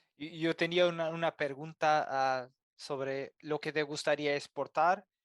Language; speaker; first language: Spanish; non-native, fluent; Portuguese